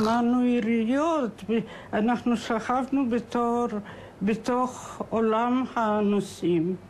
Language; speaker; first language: Hebrew; non-native, fluent; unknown